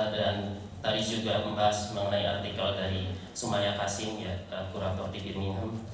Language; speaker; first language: Indonesian; native; Indonesian